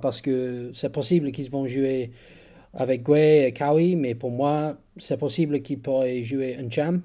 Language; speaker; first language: French; non-native, learner; English